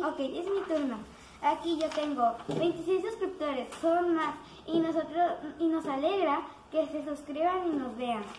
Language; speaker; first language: Spanish; native; Spanish